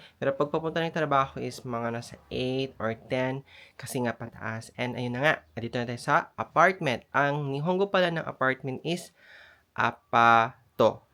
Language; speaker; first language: Filipino; non-native, local second language; Iloko